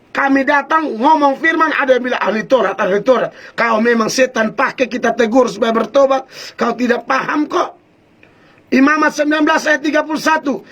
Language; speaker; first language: Indonesian; native; Indonesian